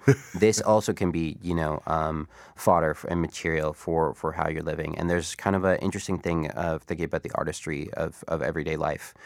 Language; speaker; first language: English; native; English